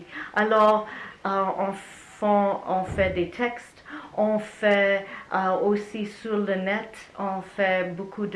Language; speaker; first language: French; non-native, learner; English